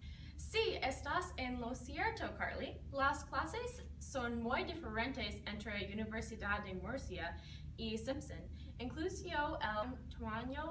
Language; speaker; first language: Spanish; non-native, learner; English